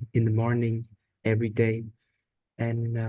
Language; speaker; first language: English; non-native, learner; Vietnamese